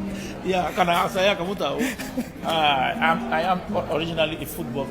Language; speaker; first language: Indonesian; non-native, fluent; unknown